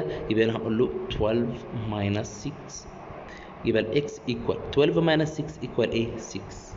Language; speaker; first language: Arabic; native; Arabic